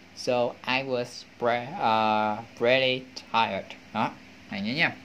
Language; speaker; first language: English; non-native, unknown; Vietnamese